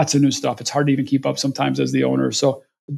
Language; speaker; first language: English; native; English